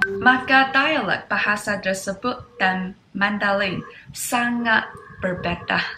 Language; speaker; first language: Indonesian; non-native, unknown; Chinese